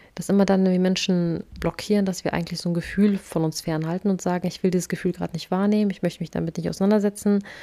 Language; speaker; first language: German; early bilingual, other home language; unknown